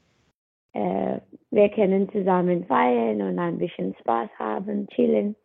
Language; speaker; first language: German; non-native, learner; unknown